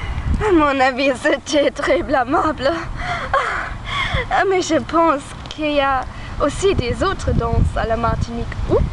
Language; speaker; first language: French; non-native, learner; German